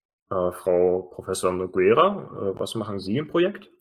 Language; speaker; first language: German; native; German